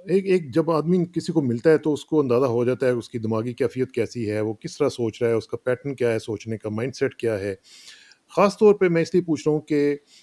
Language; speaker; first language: Urdu; non-native, local second language; Punjabi